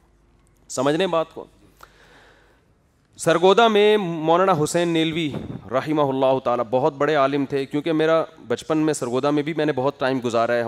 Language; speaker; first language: Urdu; native; Urdu